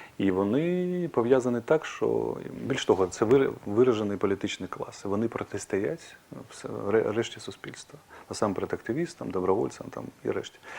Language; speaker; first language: Ukrainian; non-native, local second language; Russian